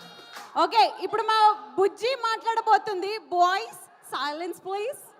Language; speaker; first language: Telugu; native; Telugu